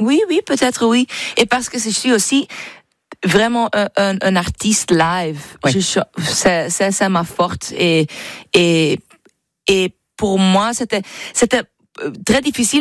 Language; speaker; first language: French; non-native, learner; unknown